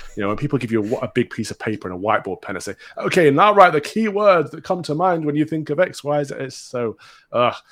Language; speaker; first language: English; native; English